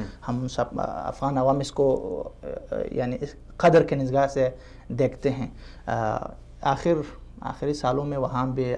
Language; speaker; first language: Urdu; non-native, fluent; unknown